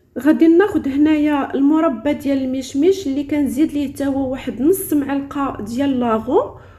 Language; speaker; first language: Arabic; native; Arabic